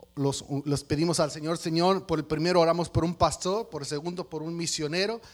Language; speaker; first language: Spanish; native; Spanish